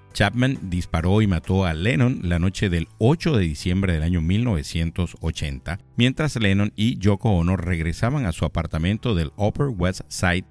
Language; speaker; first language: Spanish; native; Spanish